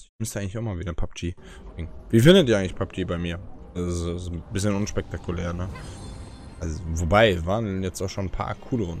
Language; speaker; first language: German; native; German